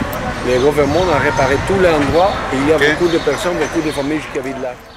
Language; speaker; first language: French; non-native, learner; Spanish